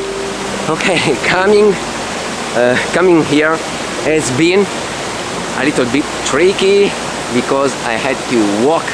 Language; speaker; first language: English; non-native, fluent; Italian